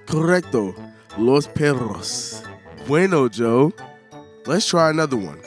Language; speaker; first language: Spanish; non-native, learner; English